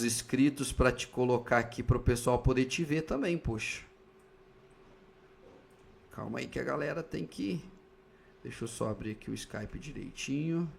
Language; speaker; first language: Portuguese; native; Portuguese